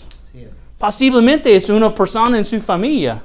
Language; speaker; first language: Spanish; non-native, learner; English